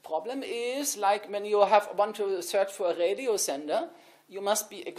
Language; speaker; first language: English; non-native, fluent; German